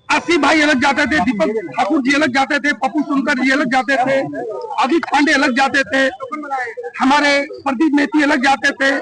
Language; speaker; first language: Hindi; native; Hindi